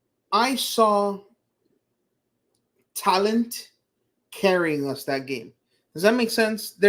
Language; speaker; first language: English; native; English